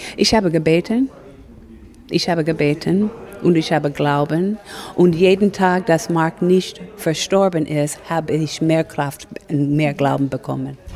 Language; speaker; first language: German; non-native, fluent; English